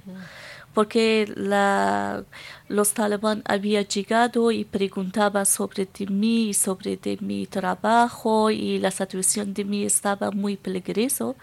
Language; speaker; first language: Spanish; non-native, learner; Persian